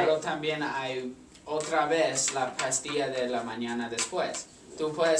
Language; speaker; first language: Spanish; non-native, learner; English